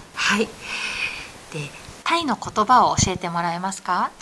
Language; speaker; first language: Japanese; native; Japanese